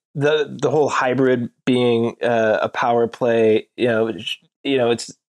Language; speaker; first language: English; native; English